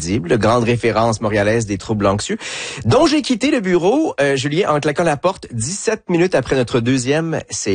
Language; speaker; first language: French; native; French